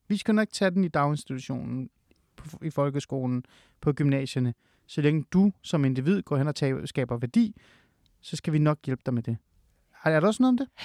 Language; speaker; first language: Danish; early bilingual, other home language; Persian